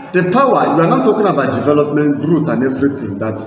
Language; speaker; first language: English; non-native, local second language; Igbo